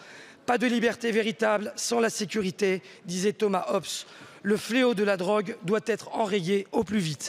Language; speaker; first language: French; native; French